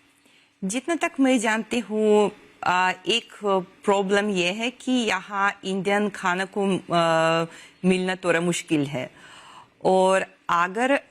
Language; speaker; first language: Hindi; non-native, fluent; Russian